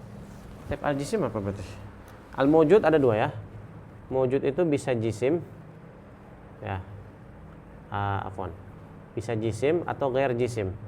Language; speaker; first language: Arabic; non-native, fluent; Indonesian